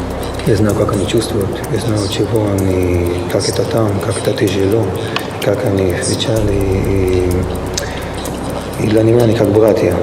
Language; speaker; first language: Russian; early bilingual, heritage; Russian